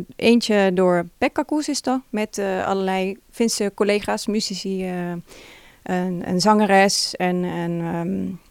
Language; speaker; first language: Dutch; non-native, fluent; Finnish